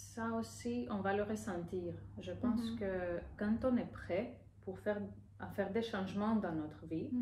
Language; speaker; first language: French; non-native, fluent; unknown